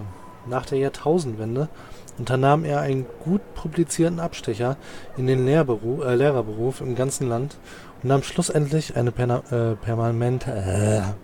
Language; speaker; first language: German; native; German